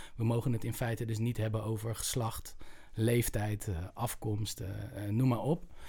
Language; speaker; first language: Dutch; native; Dutch